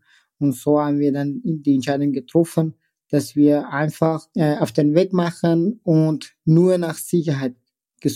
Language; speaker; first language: German; non-native, fluent; Persian